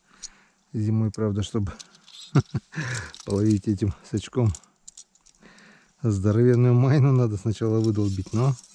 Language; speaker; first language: Russian; native; Russian